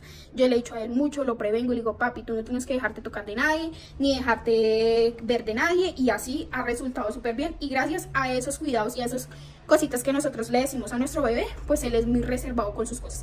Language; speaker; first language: Spanish; native; Spanish